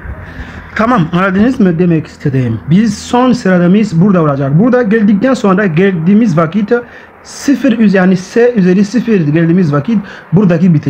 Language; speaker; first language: Turkish; non-native, learner; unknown